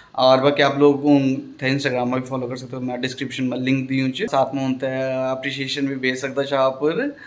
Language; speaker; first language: Hindi; non-native, local second language; Garhwali